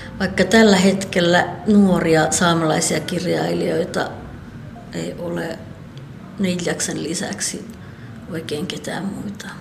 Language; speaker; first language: Finnish; non-native, local second language; Northern Sami